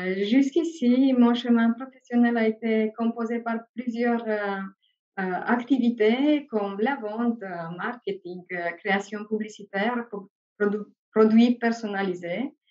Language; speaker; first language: French; non-native, fluent; Romanian